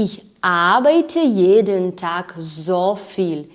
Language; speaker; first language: German; non-native, fluent; Ukrainian